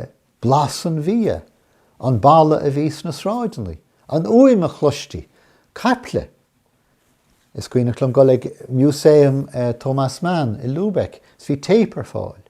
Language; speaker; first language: Irish; non-native, local second language; English